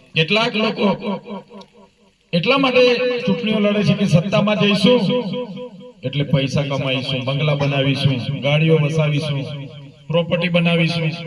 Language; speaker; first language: Gujarati; non-native, local second language; Vasavi